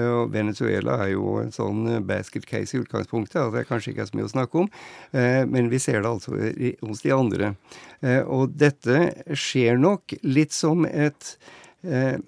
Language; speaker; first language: Norwegian; native; Norwegian